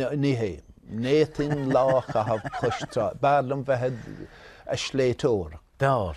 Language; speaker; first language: Irish; native; Irish